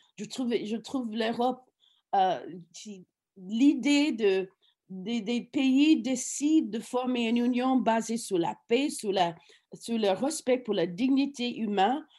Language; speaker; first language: French; non-native, fluent; English